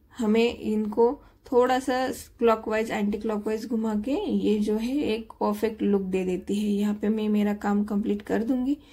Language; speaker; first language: Hindi; non-native, local second language; Marathi